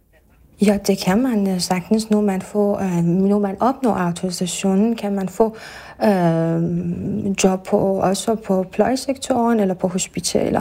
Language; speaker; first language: Danish; non-native, fluent; Persian